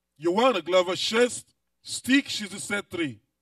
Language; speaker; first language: Russian; non-native, learner; English